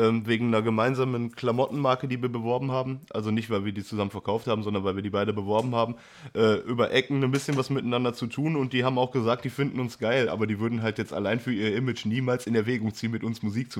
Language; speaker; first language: German; native; German